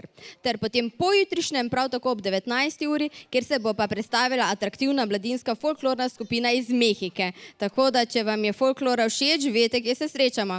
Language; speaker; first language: Slovenian; native; Slovenian